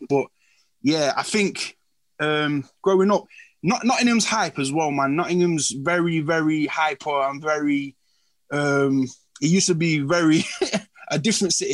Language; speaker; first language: English; native; English